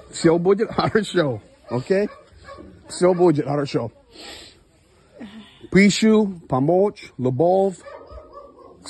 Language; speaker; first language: Russian; non-native, learner; English